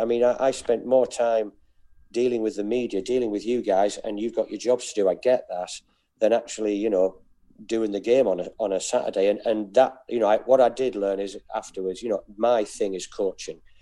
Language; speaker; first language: English; native; English